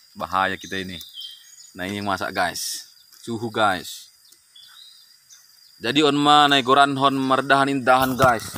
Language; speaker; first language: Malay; non-native, local second language; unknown